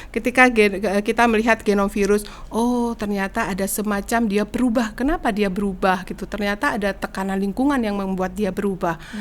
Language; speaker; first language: Indonesian; native; Indonesian